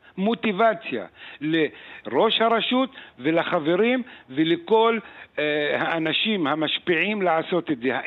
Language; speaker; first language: Hebrew; non-native, local second language; Arabic